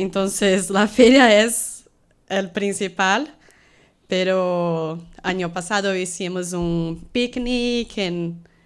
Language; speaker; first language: Spanish; non-native, fluent; Portuguese